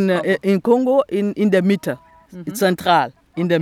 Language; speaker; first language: German; non-native, fluent; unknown